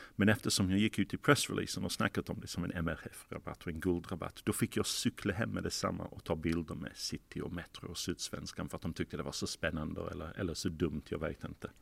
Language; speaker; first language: Swedish; non-native, fluent; English